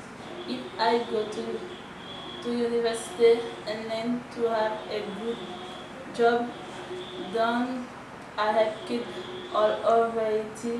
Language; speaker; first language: English; non-native, learner; Haitian Creole